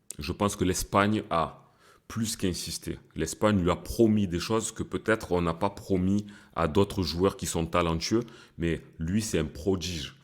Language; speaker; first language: French; early bilingual, other home language; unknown